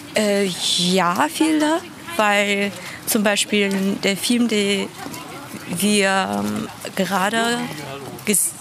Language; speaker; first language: German; non-native, fluent; Vietnamese